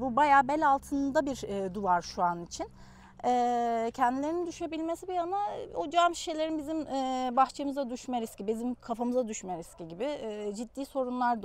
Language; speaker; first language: Turkish; native; Turkish